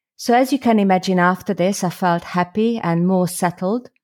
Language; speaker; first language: English; non-native, fluent; Slovak